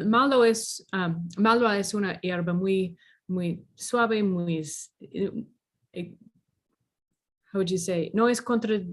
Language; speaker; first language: Spanish; non-native, learner; English